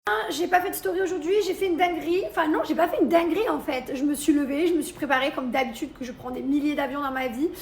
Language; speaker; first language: French; native; French